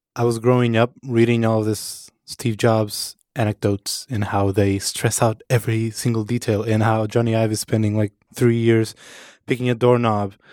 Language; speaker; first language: English; non-native, fluent; Portuguese